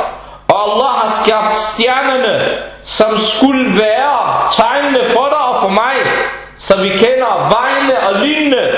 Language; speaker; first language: Danish; non-native, fluent; Arabic